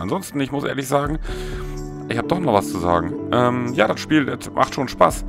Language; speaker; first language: German; native; German